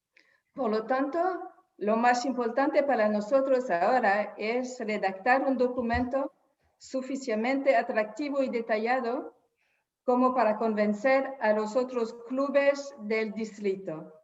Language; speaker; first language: Spanish; non-native, fluent; French